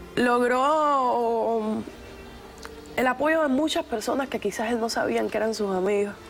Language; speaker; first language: Spanish; native; Spanish